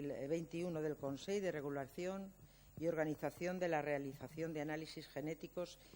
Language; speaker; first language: Spanish; native; Spanish